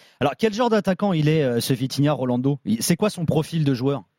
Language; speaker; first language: French; native; French